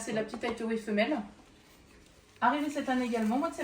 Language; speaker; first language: French; native; French